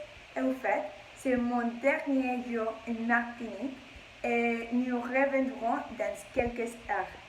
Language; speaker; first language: French; non-native, learner; English